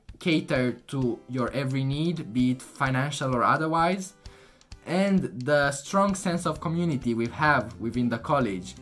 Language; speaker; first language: English; non-native, fluent; Romanian